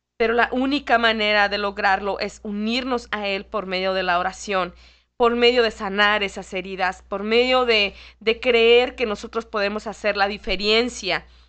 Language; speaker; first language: Spanish; native; Spanish